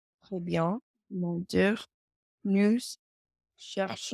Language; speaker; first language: French; non-native, learner; English